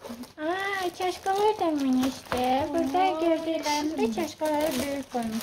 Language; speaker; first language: Turkish; non-native, learner; Azerbaijani